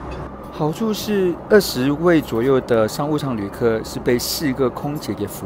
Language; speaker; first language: Chinese; native; Chinese